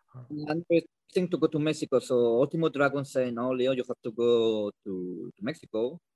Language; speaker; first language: English; non-native, learner; Spanish